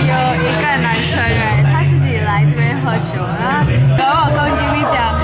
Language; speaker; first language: Chinese; native; Chinese